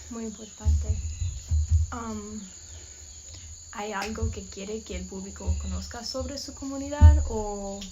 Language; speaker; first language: Spanish; non-native, learner; English